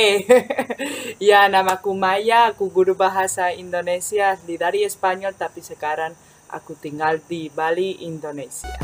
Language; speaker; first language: Indonesian; non-native, fluent; Spanish